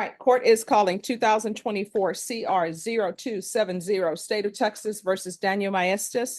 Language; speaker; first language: English; native; English